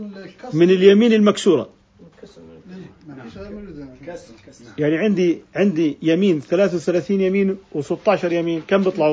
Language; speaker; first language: Arabic; native; Arabic